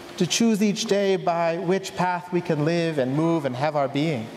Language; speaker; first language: English; native; English